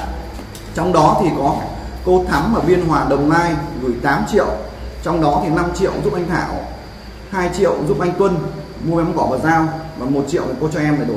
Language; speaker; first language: Vietnamese; native; Vietnamese